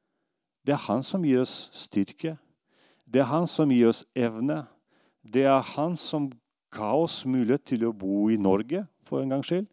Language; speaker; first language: Norwegian; non-native, fluent; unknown